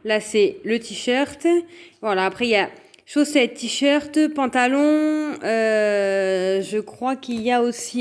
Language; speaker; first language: French; native; French